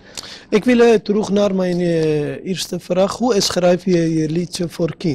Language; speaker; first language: Dutch; non-native, learner; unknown